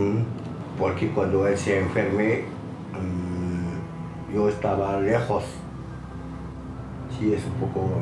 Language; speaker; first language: Spanish; non-native, learner; French